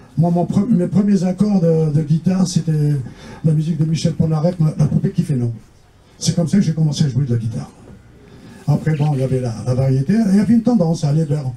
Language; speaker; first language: French; non-native, local second language; Kabyle